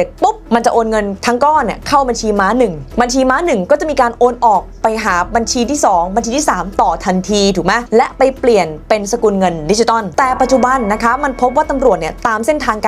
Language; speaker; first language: Thai; native; Thai